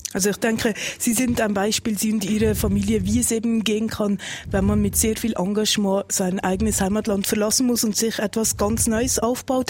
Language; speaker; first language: German; native; German